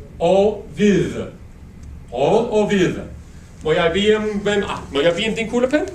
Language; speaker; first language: Danish; non-native, learner; English